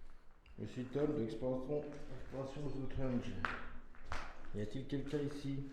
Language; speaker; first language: French; native; French